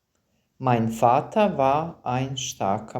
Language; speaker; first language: German; non-native, fluent; Serbian